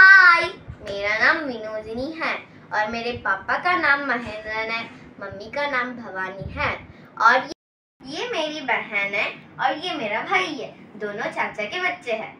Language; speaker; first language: Hindi; non-native, local second language; Tamil